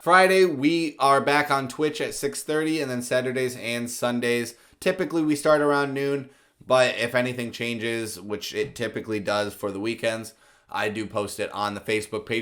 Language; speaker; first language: English; native; English